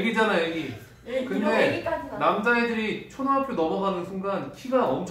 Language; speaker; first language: Korean; native; Korean